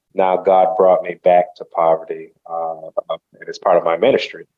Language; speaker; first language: English; early bilingual, other home language; Haitian Creole